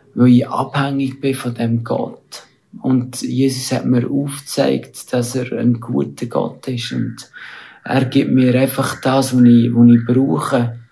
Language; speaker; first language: German; native; German